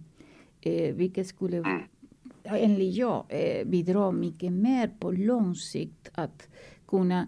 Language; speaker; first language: Swedish; non-native, fluent; Spanish